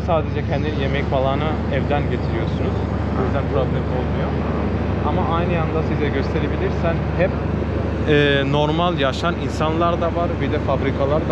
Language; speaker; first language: Turkish; non-native, fluent; Bangla